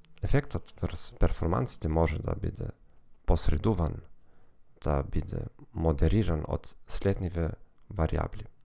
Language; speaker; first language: Macedonian; non-native, learner; German